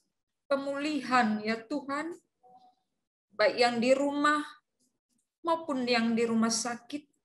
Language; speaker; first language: Indonesian; native; Indonesian